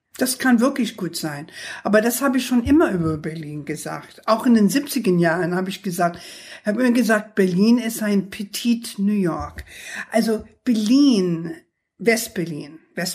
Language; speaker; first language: German; non-native, fluent; English